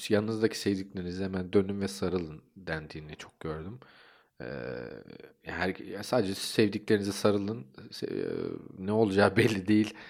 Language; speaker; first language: Turkish; native; Turkish